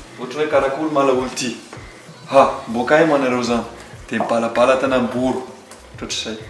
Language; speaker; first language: Malagasy; non-native, fluent; English